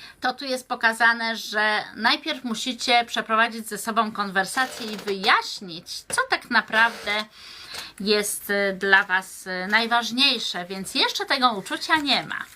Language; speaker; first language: Polish; native; Polish